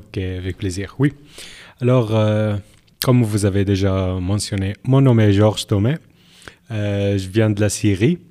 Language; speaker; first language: French; non-native, learner; Arabic